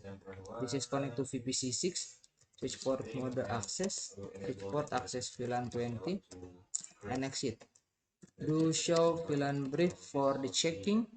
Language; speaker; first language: English; non-native, learner; Indonesian